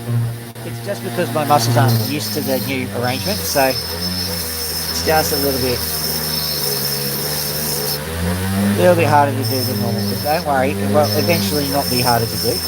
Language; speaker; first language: English; native; English